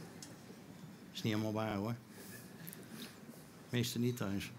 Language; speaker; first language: Dutch; native; Dutch